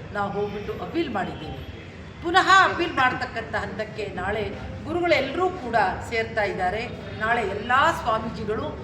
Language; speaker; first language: Kannada; non-native, local second language; Lambadi